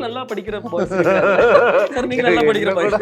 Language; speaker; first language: Tamil; native; Tamil